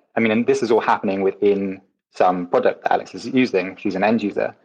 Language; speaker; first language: English; native; English